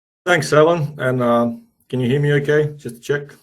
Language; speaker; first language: English; native; English